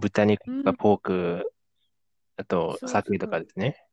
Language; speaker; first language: Japanese; non-native, fluent; Indonesian